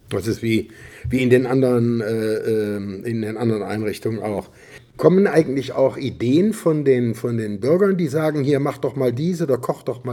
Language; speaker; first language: German; native; German